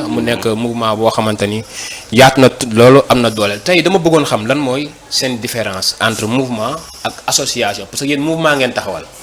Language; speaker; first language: Wolof; native; Wolof